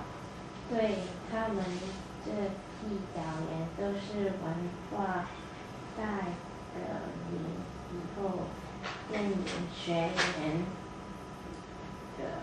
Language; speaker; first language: Chinese; non-native, learner; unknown